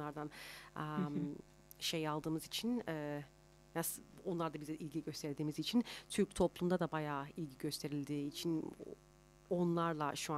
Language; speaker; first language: Turkish; early bilingual, heritage; Turkish